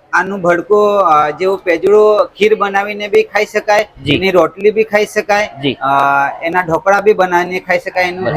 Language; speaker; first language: Gujarati; non-native, local second language; Kukna